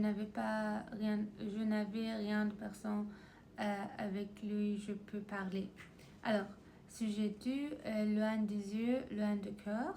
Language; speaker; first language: French; non-native, learner; Persian